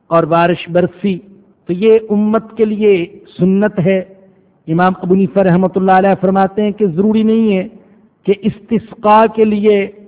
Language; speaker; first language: Urdu; non-native, local second language; Punjabi